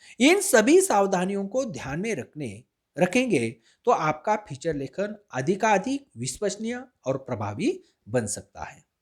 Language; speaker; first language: Hindi; non-native, local second language; Marathi